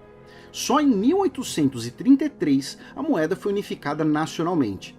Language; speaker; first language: Portuguese; native; Portuguese